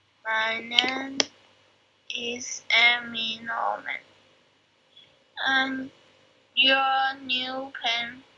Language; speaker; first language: English; non-native, learner; Chinese